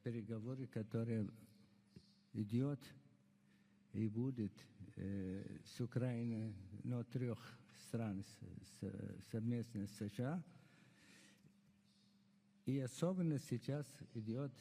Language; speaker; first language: Russian; non-native, fluent; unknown